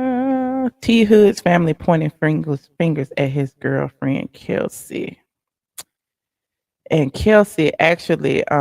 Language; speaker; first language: English; native; English